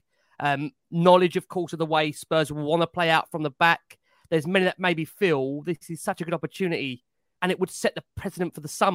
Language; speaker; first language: English; native; English